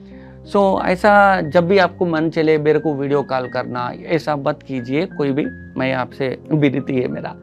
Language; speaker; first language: Hindi; non-native, local second language; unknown